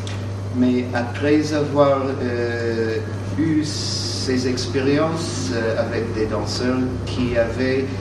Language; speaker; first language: French; non-native, fluent; English